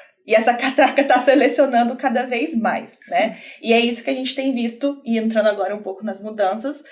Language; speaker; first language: Portuguese; native; Portuguese